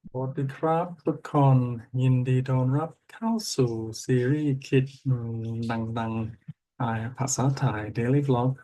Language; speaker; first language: Thai; non-native, learner; English